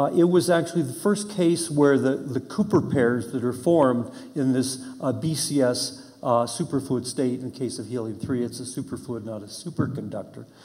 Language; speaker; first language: English; native; English